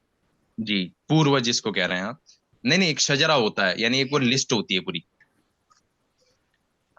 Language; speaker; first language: Hindi; native; Hindi